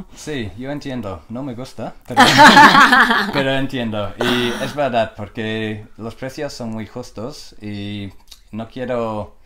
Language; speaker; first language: Spanish; non-native, learner; English